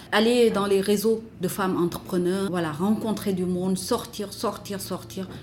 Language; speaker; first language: French; non-native, local second language; Wolof